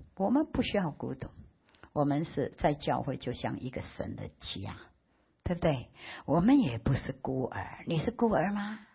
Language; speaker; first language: Chinese; early bilingual, heritage; Chinese